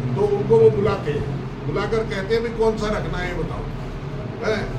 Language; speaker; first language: Hindi; non-native, local second language; Bangla